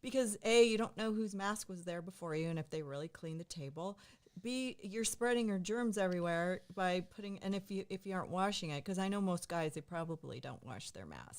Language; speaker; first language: English; native; English